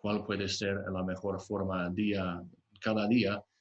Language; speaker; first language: Spanish; non-native, fluent; English